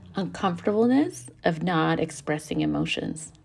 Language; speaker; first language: English; early bilingual, other home language; Spanish